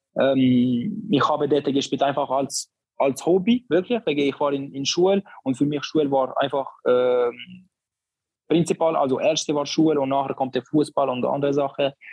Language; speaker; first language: German; non-native, learner; Albanian